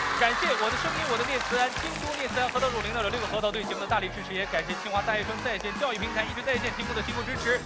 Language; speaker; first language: Chinese; native; Chinese